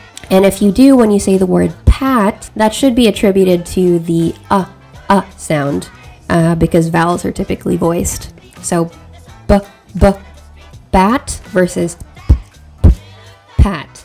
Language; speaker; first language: English; native; English